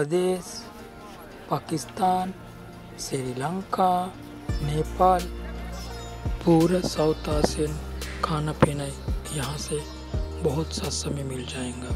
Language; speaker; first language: Hindi; non-native, fluent; Bangla